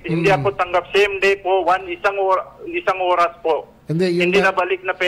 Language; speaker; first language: Filipino; non-native, learner; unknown